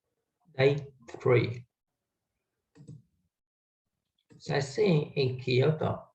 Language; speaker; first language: English; non-native, learner; Vietnamese